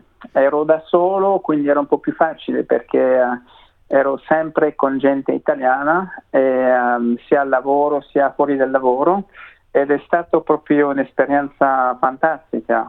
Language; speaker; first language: Italian; non-native, fluent; French